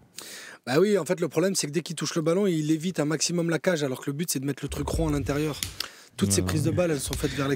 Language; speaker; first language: French; native; French